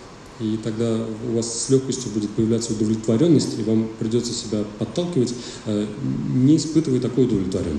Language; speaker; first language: Russian; native; Russian